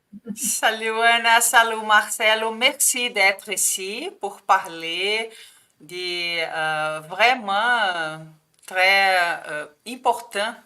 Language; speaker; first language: French; non-native, fluent; Portuguese